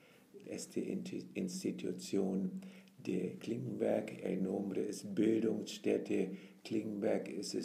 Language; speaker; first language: Spanish; non-native, fluent; German